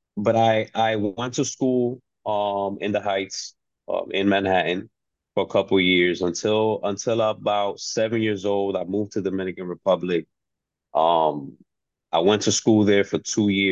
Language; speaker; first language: English; early bilingual, other home language; Spanish